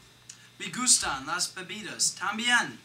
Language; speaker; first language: Spanish; non-native, learner; English